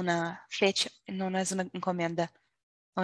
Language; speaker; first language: Spanish; non-native, fluent; Portuguese